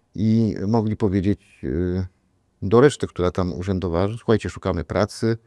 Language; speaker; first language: Polish; native; Polish